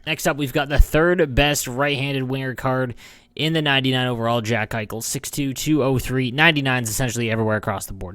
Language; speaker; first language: English; native; English